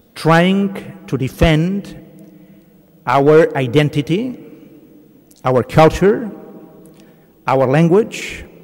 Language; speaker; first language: English; non-native, fluent; Catalan